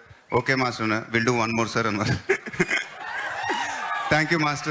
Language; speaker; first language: Tamil; non-native, local second language; Telugu